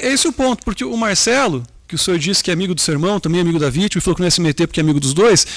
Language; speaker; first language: Portuguese; native; Portuguese